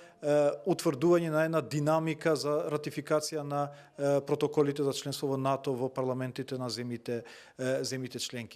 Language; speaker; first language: Macedonian; non-native, local second language; Albanian